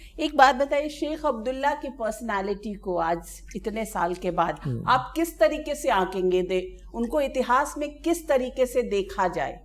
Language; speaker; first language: Hindi; native; Hindi